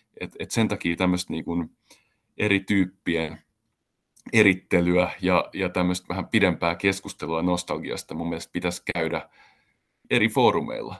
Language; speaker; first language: Finnish; native; Finnish